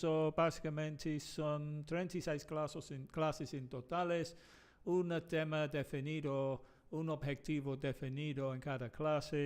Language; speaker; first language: Spanish; non-native, fluent; English